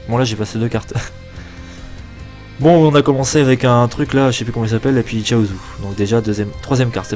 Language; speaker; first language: French; native; French